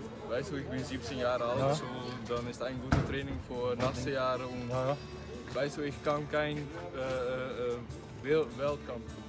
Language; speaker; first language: German; non-native, learner; Dutch